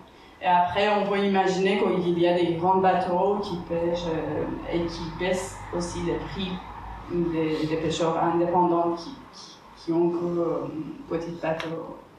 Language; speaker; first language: French; non-native, fluent; Persian